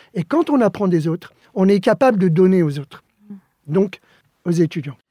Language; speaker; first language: French; early bilingual, other home language; Spanish